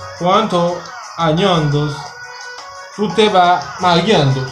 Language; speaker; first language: Spanish; non-native, learner; Haitian Creole